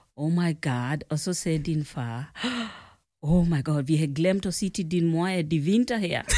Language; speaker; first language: Danish; non-native, fluent; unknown